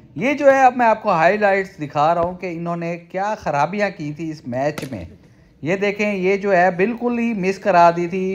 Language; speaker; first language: Urdu; native; Urdu